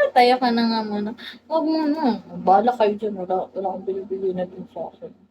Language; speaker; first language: Filipino; non-native, local second language; Cebuano